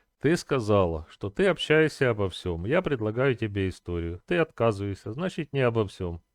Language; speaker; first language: Russian; non-native, local second language; Ukrainian